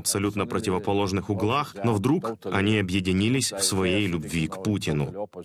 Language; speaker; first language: Russian; non-native, local second language; Lithuanian